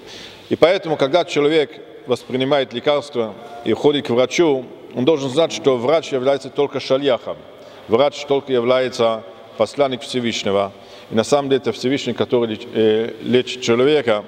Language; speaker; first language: Russian; non-native, fluent; German